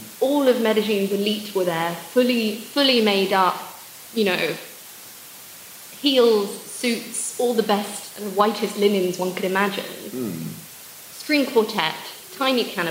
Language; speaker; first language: English; native; English